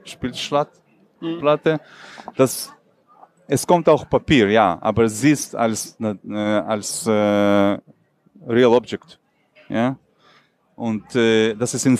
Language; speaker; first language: German; non-native, learner; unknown